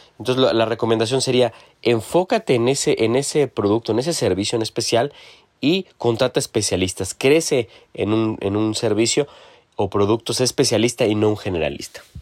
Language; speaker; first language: Spanish; native; Spanish